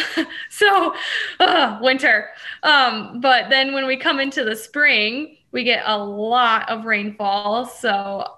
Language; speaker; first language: English; native; English